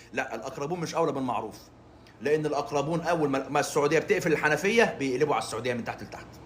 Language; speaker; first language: Arabic; native; Arabic